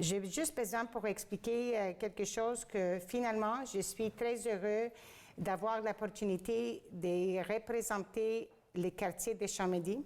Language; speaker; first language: French; non-native, fluent; Greek